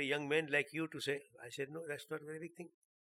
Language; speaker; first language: English; non-native, local second language; Urdu